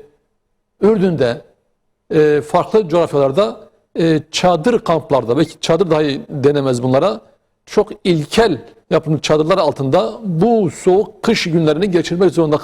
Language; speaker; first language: Turkish; native; Turkish